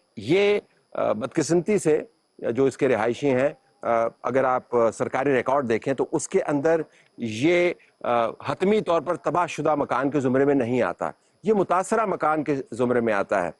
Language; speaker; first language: Urdu; native; Urdu